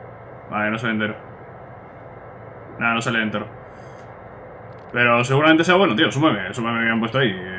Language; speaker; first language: Spanish; native; Spanish